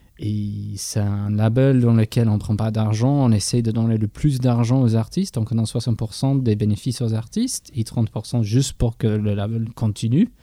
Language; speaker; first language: French; non-native, fluent; English